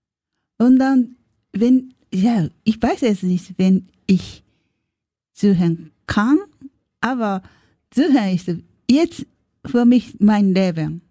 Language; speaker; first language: German; non-native, learner; Japanese